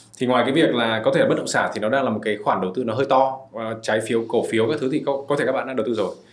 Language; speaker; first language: Vietnamese; early bilingual, heritage; Vietnamese